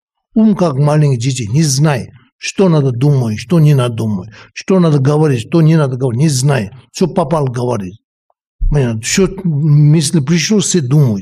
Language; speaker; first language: Russian; non-native, learner; Tibetan